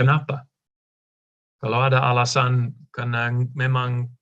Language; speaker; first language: Indonesian; non-native, fluent; English